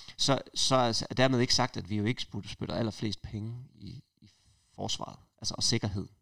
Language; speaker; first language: Danish; native; Danish